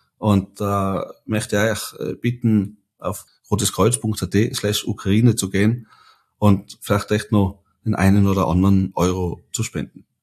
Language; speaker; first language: German; native; German